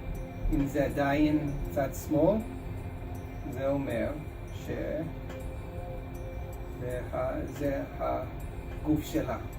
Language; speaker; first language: Hebrew; non-native, fluent; English